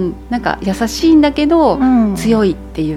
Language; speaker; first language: Japanese; native; Japanese